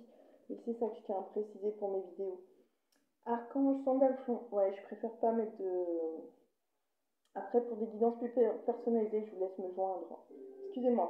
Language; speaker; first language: French; native; French